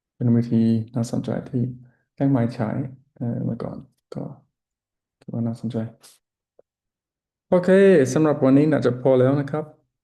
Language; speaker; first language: Thai; non-native, learner; English